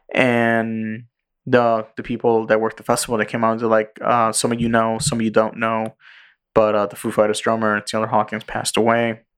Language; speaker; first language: English; early bilingual, other home language; Spanish